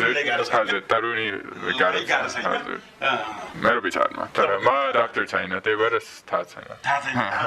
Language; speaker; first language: Nepali; non-native, learner; English